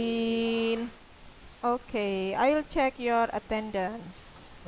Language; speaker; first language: English; non-native, fluent; Indonesian